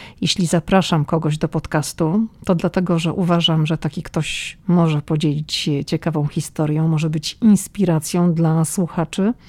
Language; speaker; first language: Polish; native; Polish